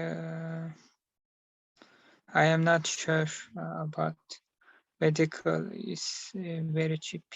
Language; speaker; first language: English; non-native, learner; Turkish